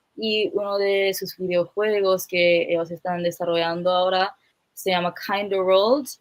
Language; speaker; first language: Spanish; non-native, fluent; English